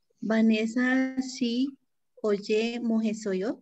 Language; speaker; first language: Korean; non-native, learner; Spanish